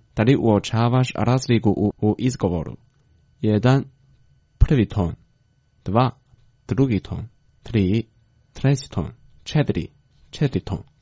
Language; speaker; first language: Croatian; non-native, fluent; Chinese